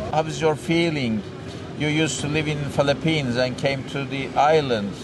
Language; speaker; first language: English; non-native, fluent; Turkish